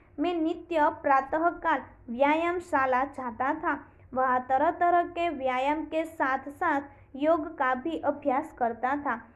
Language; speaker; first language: Hindi; non-native, local second language; Gujarati